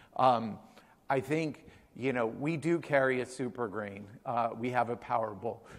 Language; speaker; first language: English; native; English